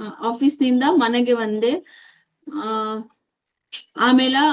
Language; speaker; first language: Kannada; non-native, learner; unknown